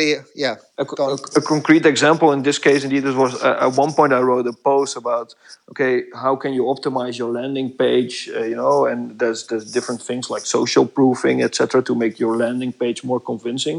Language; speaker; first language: English; non-native, fluent; Dutch